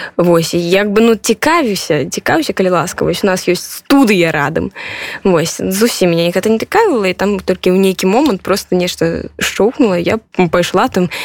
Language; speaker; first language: Belarusian; non-native, local second language; Russian